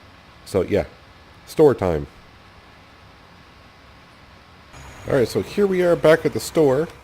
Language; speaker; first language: English; native; English